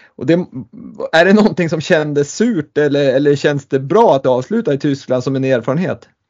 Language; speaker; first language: Swedish; native; Swedish